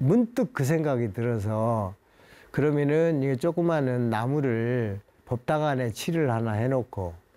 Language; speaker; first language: Korean; native; Korean